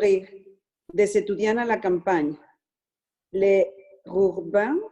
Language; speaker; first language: French; non-native, learner; Spanish